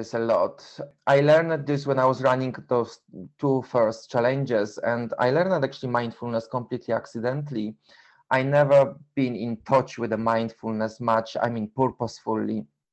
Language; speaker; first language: English; non-native, fluent; Polish